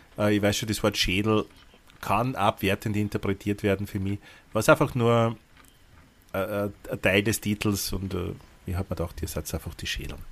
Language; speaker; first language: German; native; German